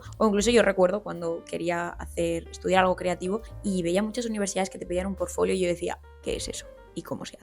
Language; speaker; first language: Spanish; native; Spanish